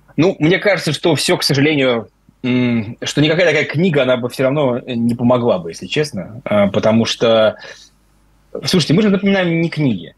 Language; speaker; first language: Russian; native; Russian